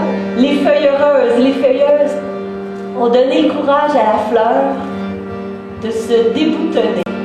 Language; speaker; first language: French; native; French